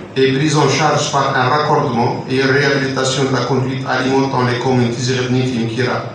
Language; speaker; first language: French; non-native, local second language; Arabic